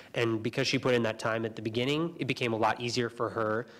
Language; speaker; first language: English; native; English